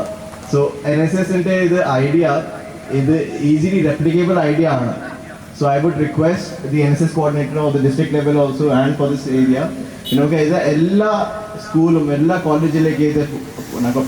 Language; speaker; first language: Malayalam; non-native, fluent; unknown